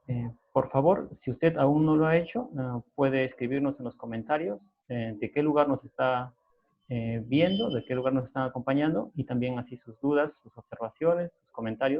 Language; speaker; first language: Spanish; native; Spanish